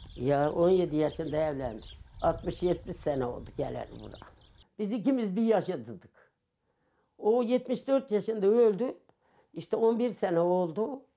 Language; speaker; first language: Turkish; native; Turkish